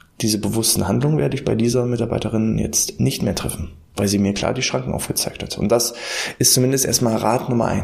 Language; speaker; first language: German; native; German